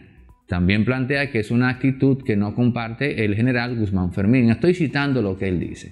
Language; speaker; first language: Spanish; native; Spanish